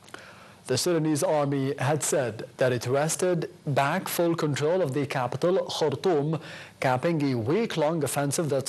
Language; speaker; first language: English; non-native, local second language; Arabic